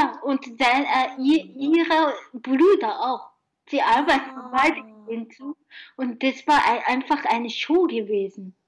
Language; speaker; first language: German; non-native, learner; Japanese